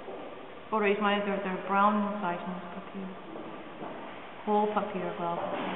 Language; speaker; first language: German; non-native, learner; English